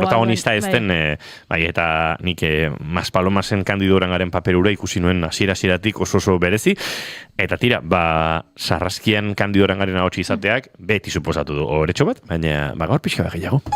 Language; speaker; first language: Basque; native; Basque